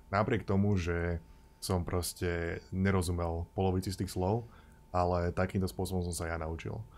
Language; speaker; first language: Slovak; native; Slovak